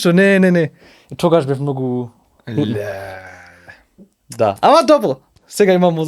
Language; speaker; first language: Macedonian; non-native, learner; German